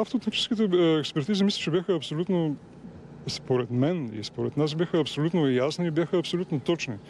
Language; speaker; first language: Bulgarian; native; Bulgarian